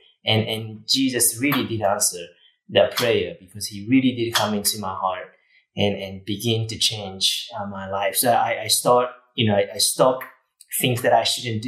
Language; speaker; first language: English; non-native, fluent; Japanese